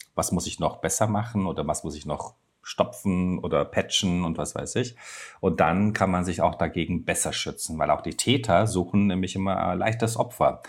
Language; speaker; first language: German; non-native, fluent; Turkish